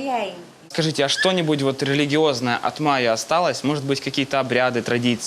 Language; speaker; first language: Russian; native; Russian